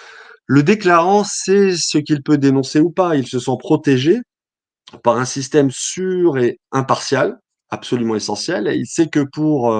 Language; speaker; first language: French; native; French